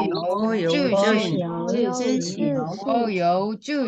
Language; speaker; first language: Chinese; non-native, learner; Korean